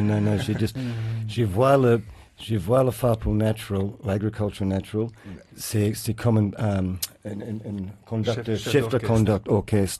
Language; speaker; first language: French; non-native, learner; English